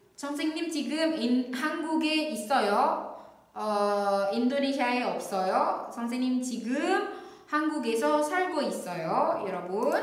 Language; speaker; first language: Korean; non-native, fluent; Indonesian